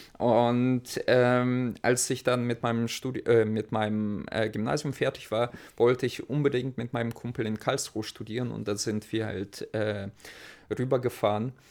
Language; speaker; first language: German; non-native, fluent; Russian